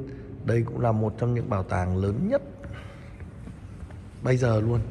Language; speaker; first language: Vietnamese; native; Vietnamese